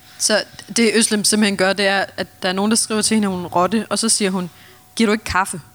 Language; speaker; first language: Danish; native; Danish